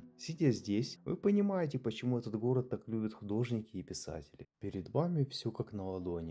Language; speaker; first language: Russian; native; Russian